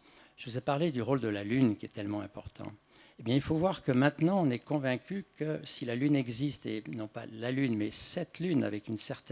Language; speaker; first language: French; native; French